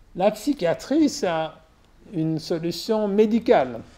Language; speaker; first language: French; native; French